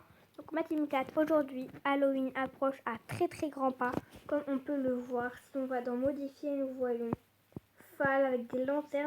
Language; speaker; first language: French; native; French